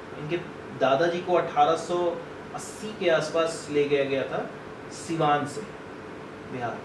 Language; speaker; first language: Hindi; non-native, local second language; Bhojpuri